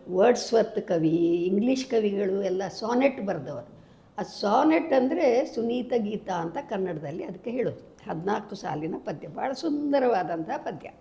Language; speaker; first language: Kannada; non-native, local second language; Tulu